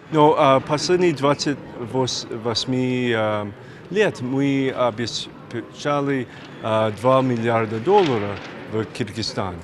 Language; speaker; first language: Russian; non-native, learner; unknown